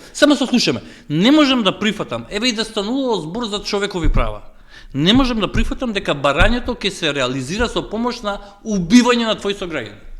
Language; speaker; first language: Macedonian; native; Macedonian